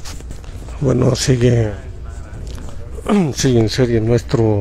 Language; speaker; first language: Spanish; native; Spanish